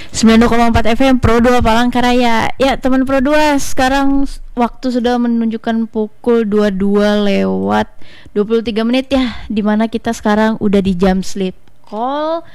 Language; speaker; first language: Indonesian; native; Indonesian